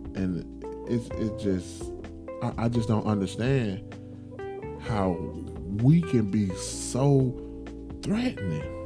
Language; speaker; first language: English; native; English